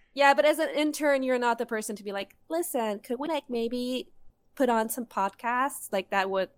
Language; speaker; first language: English; non-native, fluent; German